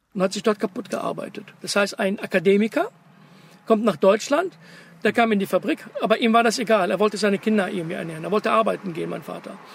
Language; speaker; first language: German; early bilingual, other home language; Arabic